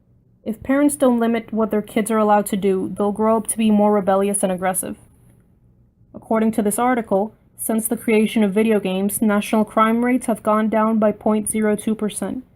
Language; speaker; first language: English; native; English